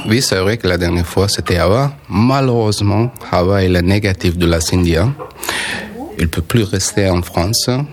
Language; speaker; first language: French; non-native, learner; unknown